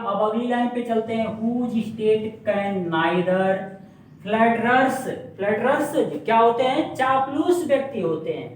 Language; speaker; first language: Hindi; native; Hindi